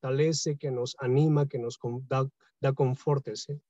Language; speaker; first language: Spanish; native; Spanish